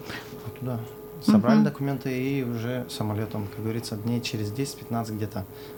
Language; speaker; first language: Russian; non-native, local second language; Azerbaijani